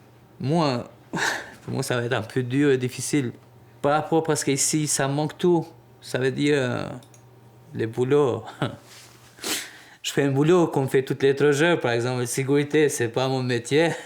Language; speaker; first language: French; non-native, learner; Albanian